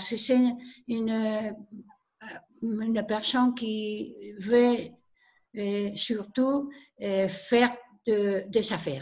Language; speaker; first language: French; non-native, learner; Spanish